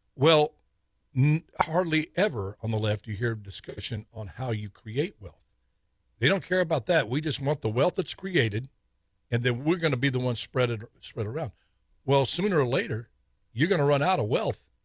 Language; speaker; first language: English; native; English